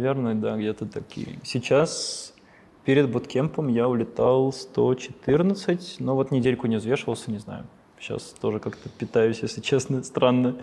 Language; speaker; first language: Russian; native; Russian